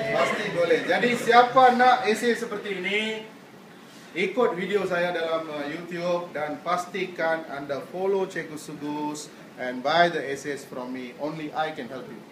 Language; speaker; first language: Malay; non-native, local second language; Tamil